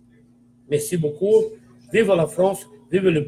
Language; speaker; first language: French; non-native, fluent; Portuguese